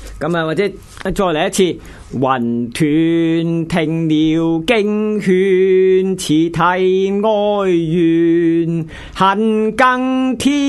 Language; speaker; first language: Chinese; non-native, local second language; Cantonese